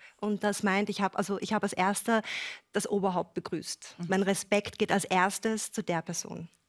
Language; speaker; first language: German; early bilingual, other home language; Filipino